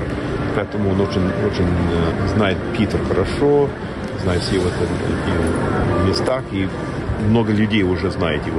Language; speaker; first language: Russian; non-native, fluent; English